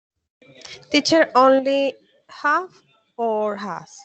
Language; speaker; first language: English; non-native, learner; Spanish